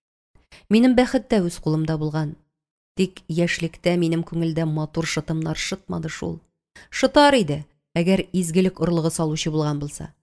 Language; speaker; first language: Tatar; native; Tatar